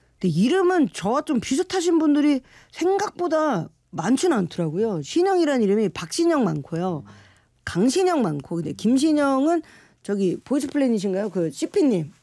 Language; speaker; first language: Korean; native; Korean